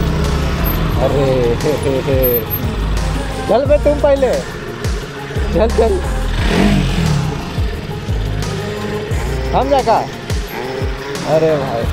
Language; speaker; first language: Hindi; native; Hindi